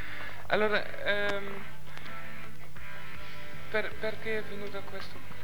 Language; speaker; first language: Italian; non-native, learner; Dutch